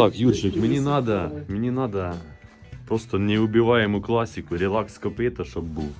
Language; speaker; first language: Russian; non-native, local second language; Ukrainian